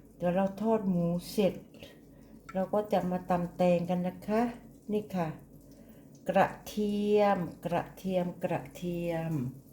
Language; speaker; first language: Thai; native; Thai